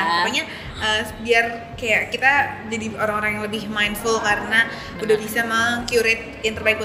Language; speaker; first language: Indonesian; native; Indonesian